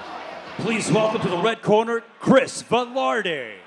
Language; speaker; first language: English; native; English